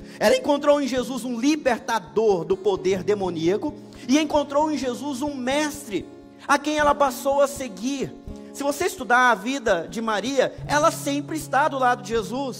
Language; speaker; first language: Portuguese; native; Portuguese